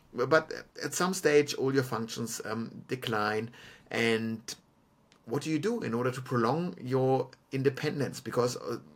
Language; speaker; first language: English; non-native, fluent; German